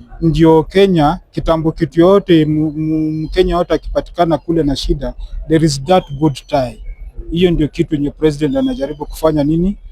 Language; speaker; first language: Swahili; native; Swahili